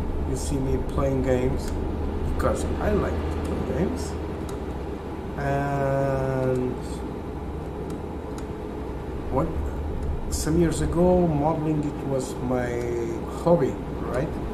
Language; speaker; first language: English; non-native, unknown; Portuguese